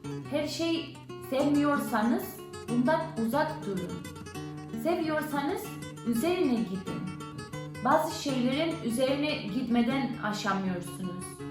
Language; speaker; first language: Turkish; non-native, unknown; Catalan